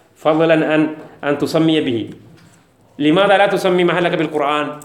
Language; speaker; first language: Arabic; non-native, fluent; Malayalam